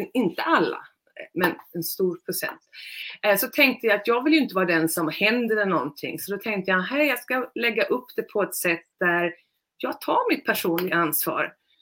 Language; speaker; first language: Swedish; native; Swedish